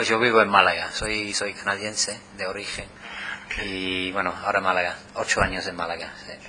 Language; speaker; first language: Spanish; non-native, fluent; English